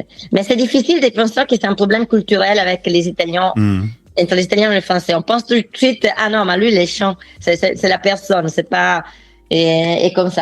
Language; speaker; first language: French; non-native, fluent; Italian